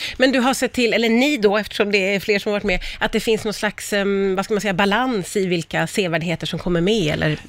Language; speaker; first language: Swedish; native; Swedish